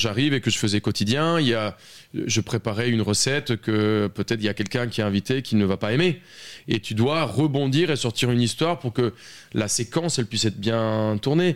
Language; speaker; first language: French; non-native, fluent; Spanish